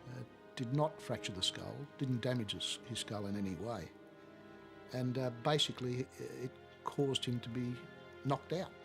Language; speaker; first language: English; native; English